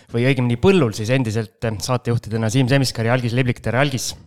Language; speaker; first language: Estonian; native; Estonian